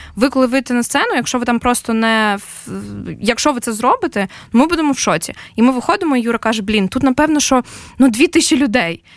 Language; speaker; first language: Ukrainian; native; Ukrainian